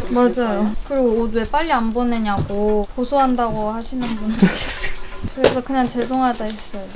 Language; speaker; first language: Korean; native; Korean